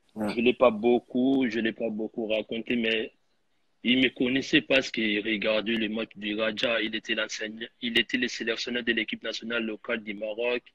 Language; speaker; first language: French; non-native, local second language; Lingala